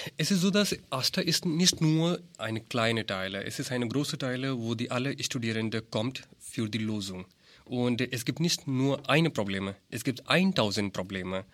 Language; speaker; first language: German; non-native, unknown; Hindi